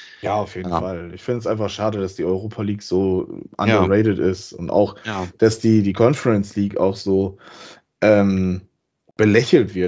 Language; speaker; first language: German; native; German